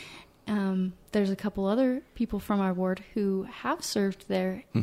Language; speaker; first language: English; native; English